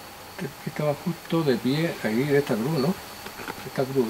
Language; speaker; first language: Spanish; native; Spanish